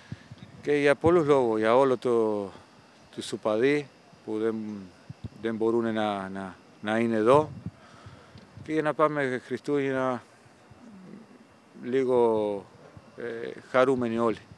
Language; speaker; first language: Greek; non-native, fluent; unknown